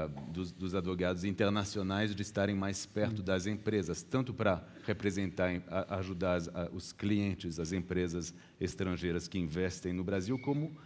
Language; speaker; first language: Portuguese; early bilingual, heritage; Portuguese